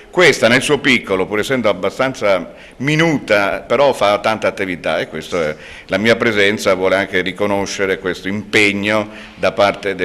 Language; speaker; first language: Italian; native; Italian